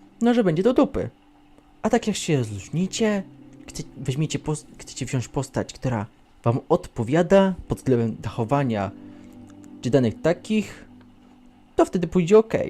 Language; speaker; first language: Polish; native; Polish